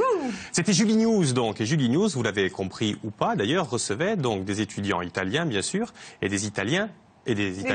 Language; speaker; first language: French; native; French